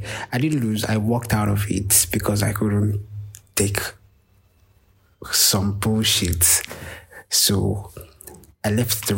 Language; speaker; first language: English; non-native, local second language; Yoruba